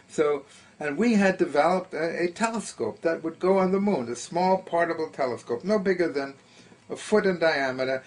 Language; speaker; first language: English; early bilingual, other home language; German